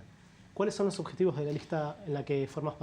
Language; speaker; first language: Spanish; native; Spanish